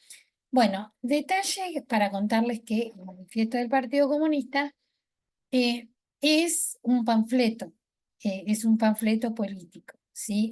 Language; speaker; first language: Spanish; native; Spanish